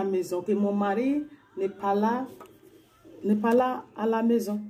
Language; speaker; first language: French; non-native, learner; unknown